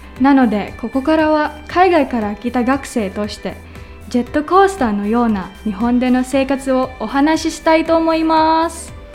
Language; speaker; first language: Japanese; non-native, fluent; Filipino